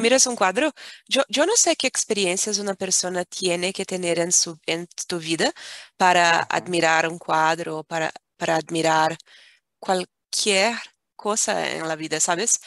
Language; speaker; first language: Spanish; non-native, fluent; Portuguese